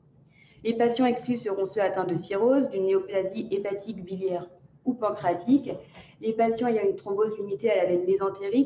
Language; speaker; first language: French; native; French